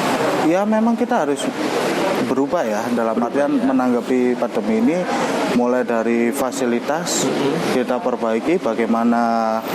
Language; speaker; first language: Indonesian; non-native, local second language; Javanese